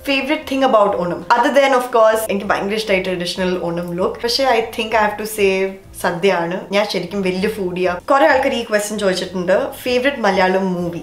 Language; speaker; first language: Malayalam; early bilingual, heritage; Malayalam